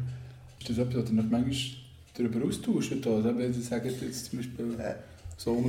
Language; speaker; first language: German; native; German